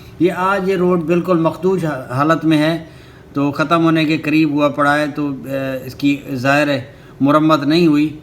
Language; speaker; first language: Urdu; non-native, local second language; Baluchi